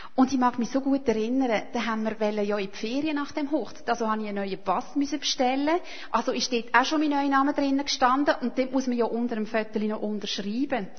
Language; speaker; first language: German; native; German